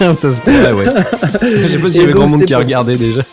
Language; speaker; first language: French; native; French